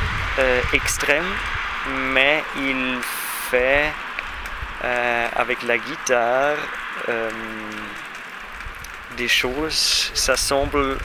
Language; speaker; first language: French; non-native, learner; German